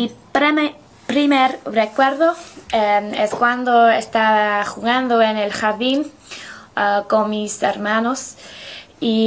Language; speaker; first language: Spanish; non-native, learner; English